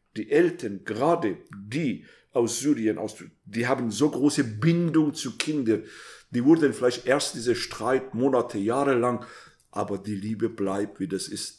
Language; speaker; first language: German; non-native, fluent; Persian